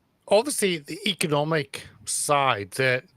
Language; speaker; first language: English; native; English